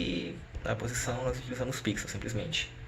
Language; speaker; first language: Portuguese; native; Portuguese